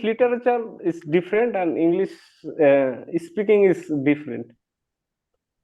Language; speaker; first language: English; non-native, learner; Bangla